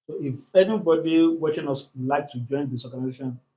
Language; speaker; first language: English; non-native, local second language; Yoruba